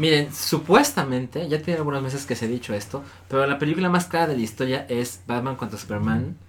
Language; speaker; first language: Spanish; native; Spanish